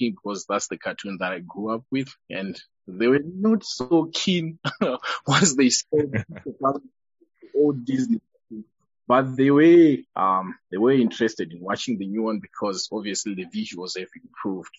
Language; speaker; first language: English; non-native, local second language; Shona